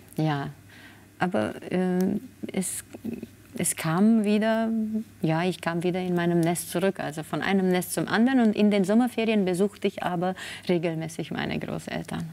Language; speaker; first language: German; non-native, fluent; Spanish